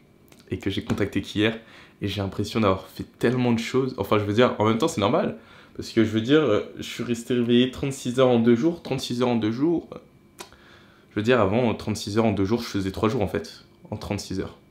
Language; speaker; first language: French; native; French